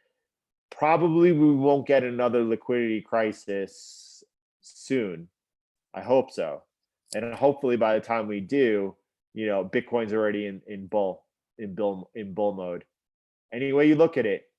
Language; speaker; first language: English; native; English